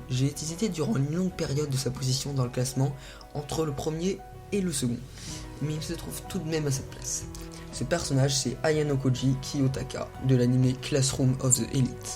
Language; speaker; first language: French; native; French